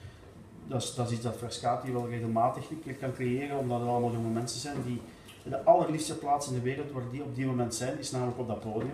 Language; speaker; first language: Dutch; native; Dutch